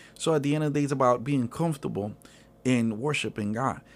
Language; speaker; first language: English; early bilingual, other home language; Spanish